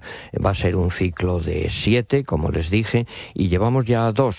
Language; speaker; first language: Spanish; native; Spanish